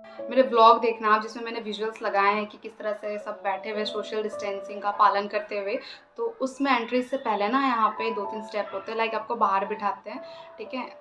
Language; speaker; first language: Hindi; non-native, local second language; Assamese